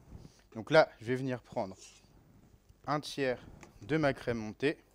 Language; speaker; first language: French; native; French